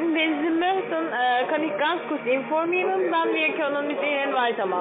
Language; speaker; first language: German; non-native, learner; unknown